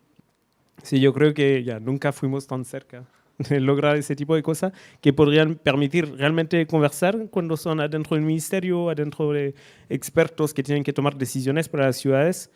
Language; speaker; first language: Spanish; non-native, fluent; French